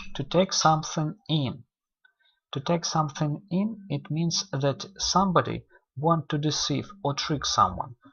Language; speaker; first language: English; non-native, fluent; Russian